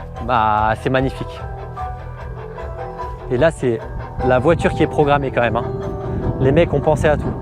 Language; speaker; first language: French; native; French